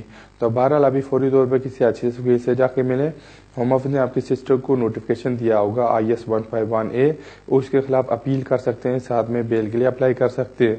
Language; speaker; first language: Urdu; native; Urdu